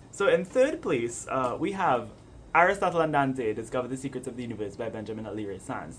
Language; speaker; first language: English; native; English